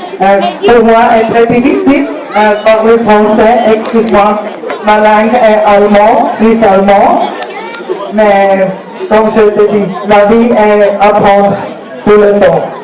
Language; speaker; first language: French; non-native, learner; German